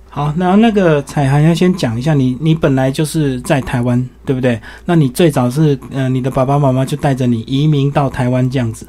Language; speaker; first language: Chinese; native; Chinese